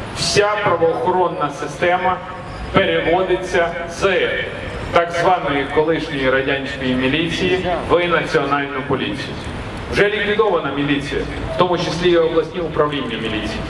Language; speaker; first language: Ukrainian; native; Ukrainian